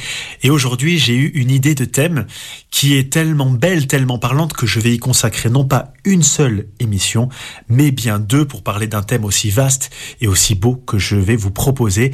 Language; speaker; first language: French; native; French